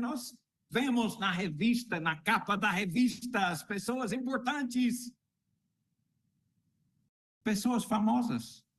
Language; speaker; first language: Portuguese; non-native, fluent; English